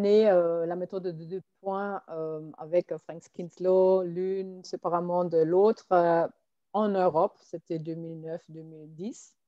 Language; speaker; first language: French; non-native, fluent; German